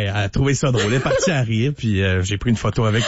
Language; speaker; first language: French; native; French